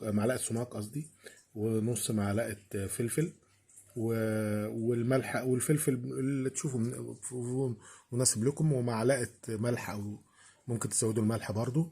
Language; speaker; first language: Arabic; native; Arabic